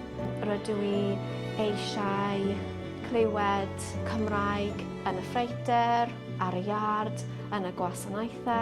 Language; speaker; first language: Welsh; non-native, local second language; English